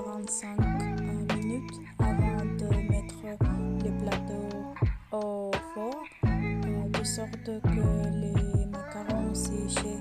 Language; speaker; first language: French; non-native, learner; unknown